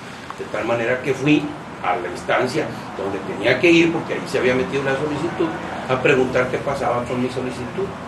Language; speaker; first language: Spanish; native; Spanish